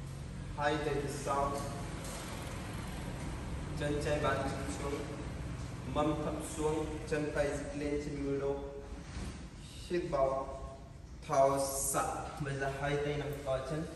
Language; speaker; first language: Vietnamese; non-native, learner; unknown